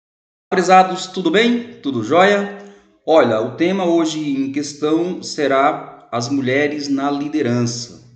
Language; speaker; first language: Portuguese; native; Portuguese